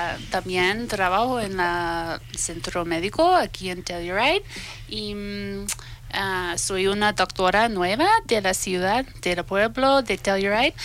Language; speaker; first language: Spanish; non-native, learner; English